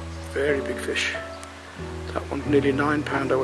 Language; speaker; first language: English; native; English